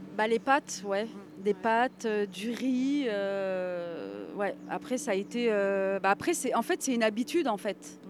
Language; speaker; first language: French; native; French